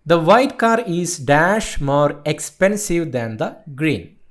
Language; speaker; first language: English; non-native, local second language; Malayalam